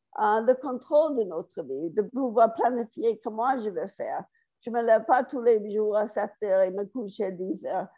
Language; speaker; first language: French; non-native, fluent; English